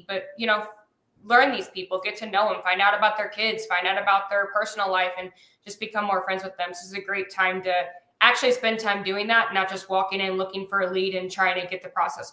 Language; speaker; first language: English; native; English